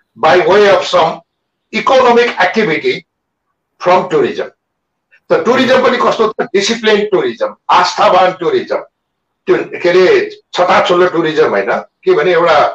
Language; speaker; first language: Nepali; native; Nepali